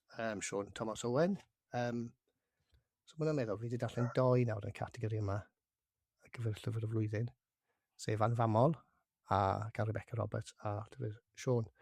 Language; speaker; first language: Welsh; non-native, local second language; English